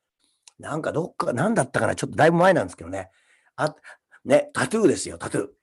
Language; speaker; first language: Japanese; native; Japanese